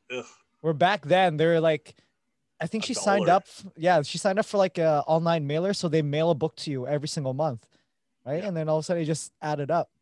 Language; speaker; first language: English; early bilingual, other home language; Filipino